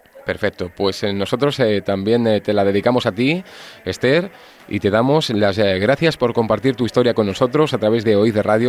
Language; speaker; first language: Spanish; native; Spanish